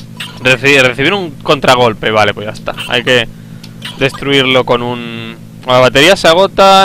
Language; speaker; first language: Spanish; native; Spanish